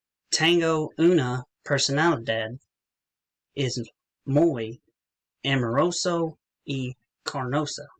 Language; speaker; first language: Spanish; non-native, learner; English